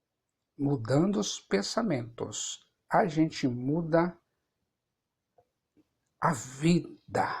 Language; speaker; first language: Portuguese; native; Portuguese